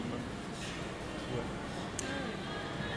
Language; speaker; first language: French; native; French